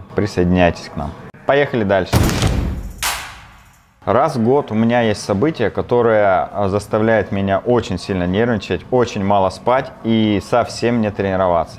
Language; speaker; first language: Russian; native; Russian